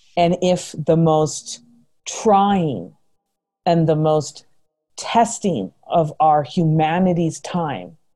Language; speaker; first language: English; early bilingual, other home language; Spanish